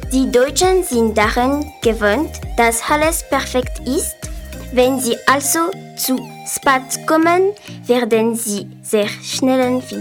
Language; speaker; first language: German; non-native, learner; Malagasy